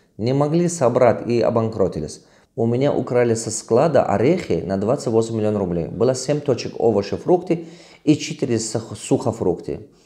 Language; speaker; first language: Russian; non-native, local second language; Tajik